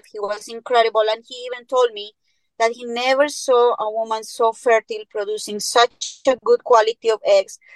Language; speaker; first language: English; non-native, fluent; Spanish